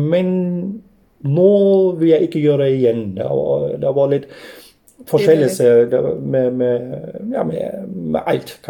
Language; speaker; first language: Norwegian; non-native, fluent; German